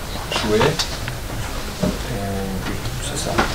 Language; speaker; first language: French; non-native, fluent; German